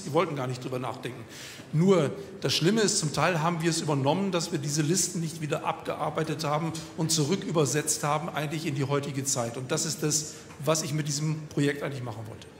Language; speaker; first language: German; native; German